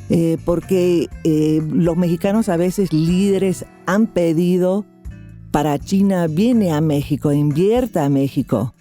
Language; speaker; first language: Spanish; non-native, fluent; English